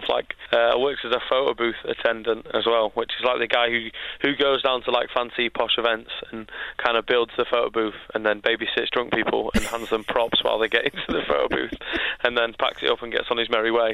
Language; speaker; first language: English; native; English